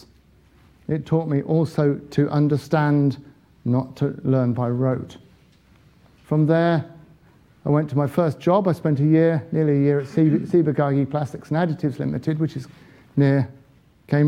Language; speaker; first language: English; native; English